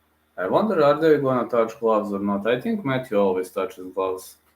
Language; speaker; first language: English; non-native, fluent; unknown